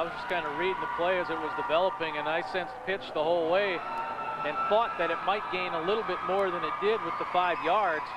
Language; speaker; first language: English; native; English